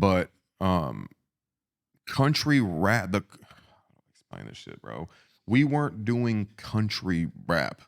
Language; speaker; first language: English; native; English